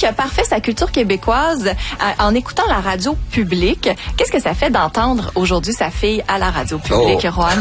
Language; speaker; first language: French; native; French